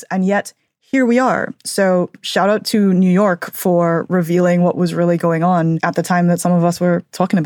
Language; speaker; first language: English; native; English